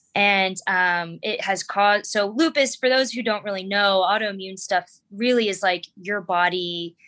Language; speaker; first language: English; native; English